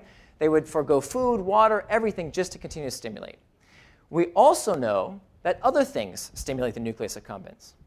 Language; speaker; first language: English; native; English